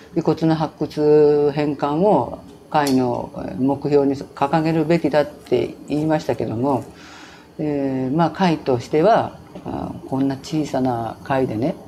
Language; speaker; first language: Japanese; native; Japanese